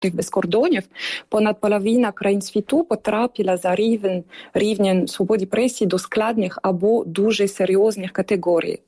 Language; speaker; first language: Ukrainian; non-native, fluent; French